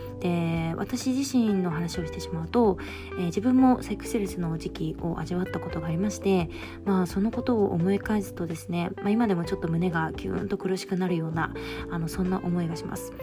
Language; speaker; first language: Japanese; native; Japanese